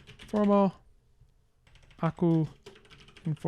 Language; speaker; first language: Indonesian; non-native, learner; English